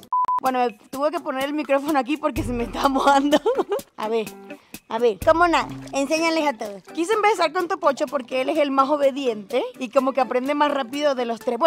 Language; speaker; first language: Spanish; native; Spanish